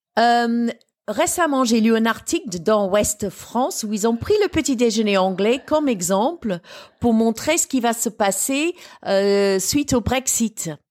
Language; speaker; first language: French; non-native, fluent; English